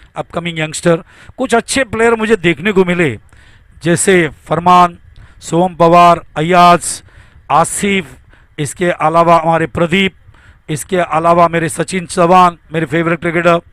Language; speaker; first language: Hindi; non-native, local second language; Marathi